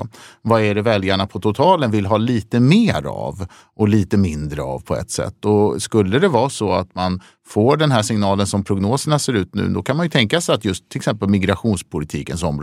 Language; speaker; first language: Swedish; native; Swedish